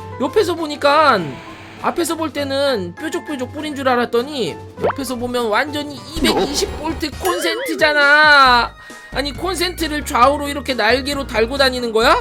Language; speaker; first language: Korean; native; Korean